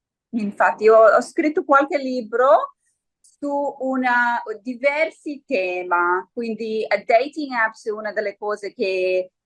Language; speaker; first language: Italian; early bilingual, heritage; Friulian